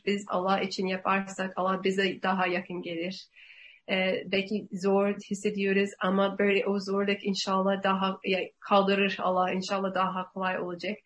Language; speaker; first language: Turkish; non-native, learner; English